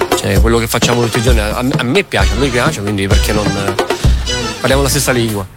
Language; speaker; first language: Italian; early bilingual, other home language; Arabic